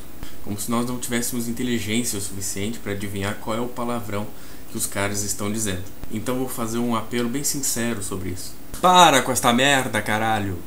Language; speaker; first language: Portuguese; native; Portuguese